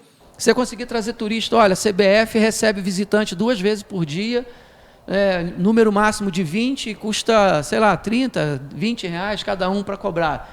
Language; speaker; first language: Portuguese; native; Portuguese